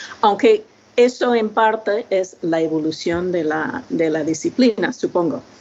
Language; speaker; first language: Spanish; non-native, fluent; English